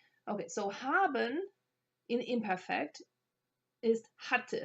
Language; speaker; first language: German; non-native, fluent; English